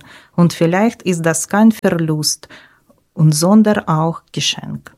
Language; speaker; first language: German; non-native, learner; Ukrainian